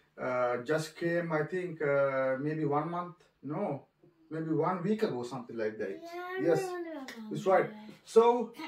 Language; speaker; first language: English; non-native, learner; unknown